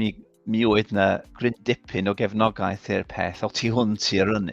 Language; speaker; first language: Welsh; non-native, fluent; English